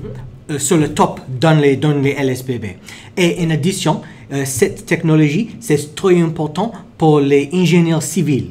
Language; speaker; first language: French; non-native, learner; English